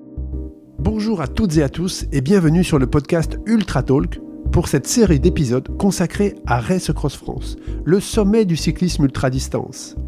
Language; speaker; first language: French; native; French